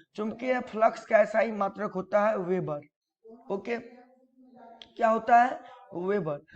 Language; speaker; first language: Hindi; native; Hindi